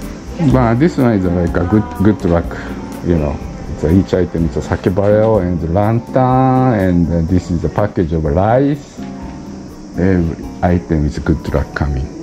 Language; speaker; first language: English; non-native, learner; Japanese